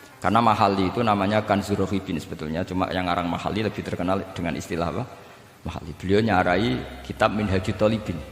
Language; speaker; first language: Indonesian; non-native, local second language; Javanese